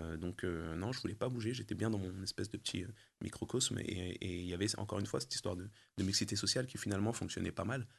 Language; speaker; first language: French; early bilingual, other home language; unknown